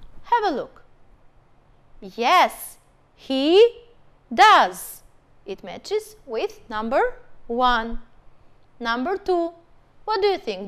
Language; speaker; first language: English; non-native, fluent; Albanian